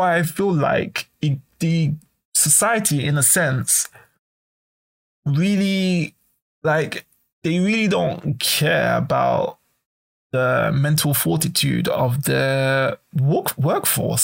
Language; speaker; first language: English; native; English